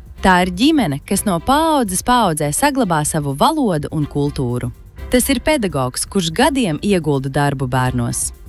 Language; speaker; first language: Latvian; native; Latvian